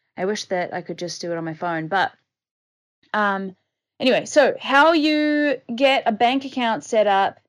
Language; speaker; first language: English; native; English